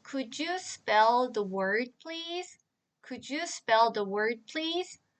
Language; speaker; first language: English; non-native, fluent; Korean